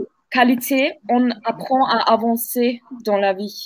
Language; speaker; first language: French; non-native, fluent; Turkish